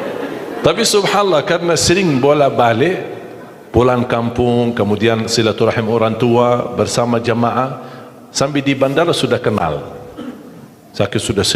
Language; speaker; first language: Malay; non-native, fluent; Arabic